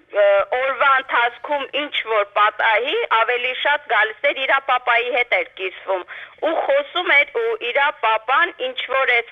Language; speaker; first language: Armenian; native; Armenian